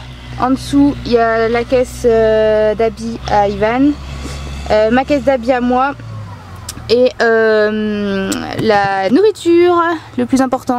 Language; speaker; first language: French; native; French